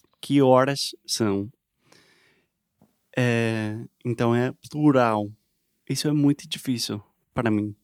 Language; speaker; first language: Portuguese; non-native, learner; English